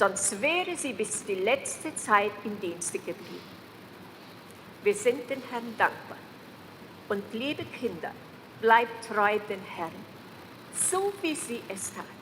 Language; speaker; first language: German; early bilingual, heritage; German